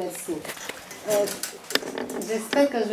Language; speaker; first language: French; non-native, fluent; Romanian